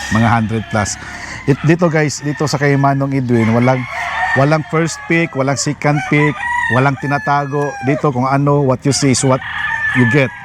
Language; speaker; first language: Filipino; non-native, local second language; Cebuano